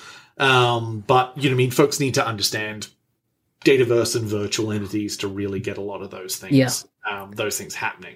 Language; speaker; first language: English; native; English